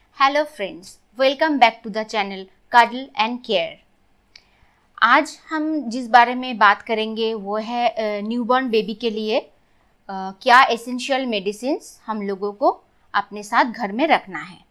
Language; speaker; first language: Hindi; non-native, local second language; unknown